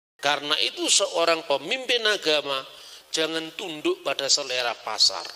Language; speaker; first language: Indonesian; non-native, local second language; Javanese